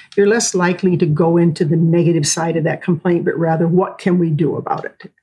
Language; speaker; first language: English; native; English